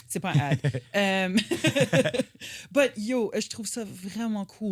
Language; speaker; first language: French; native; French